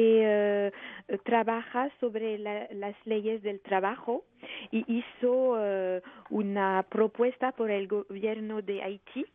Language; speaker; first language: Spanish; non-native, fluent; French